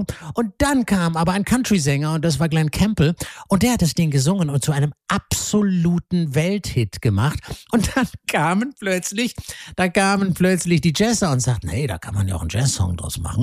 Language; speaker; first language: German; native; German